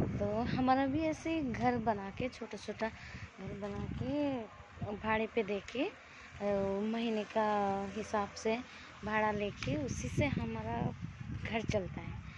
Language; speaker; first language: Hindi; non-native, local second language; Assamese